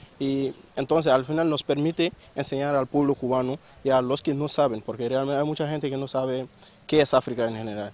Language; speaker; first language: Spanish; non-native, fluent; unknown